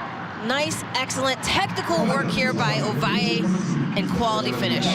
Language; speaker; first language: English; native; English